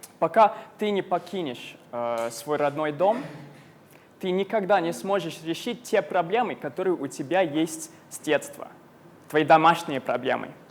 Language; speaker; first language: Russian; non-native, fluent; English